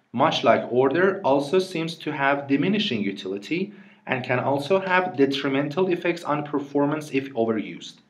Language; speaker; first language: English; non-native, fluent; Persian